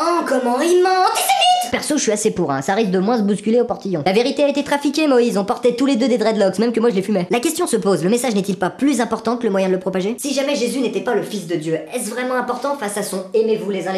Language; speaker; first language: French; native; French